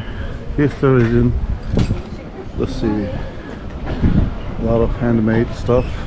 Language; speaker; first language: English; non-native, fluent; Turkish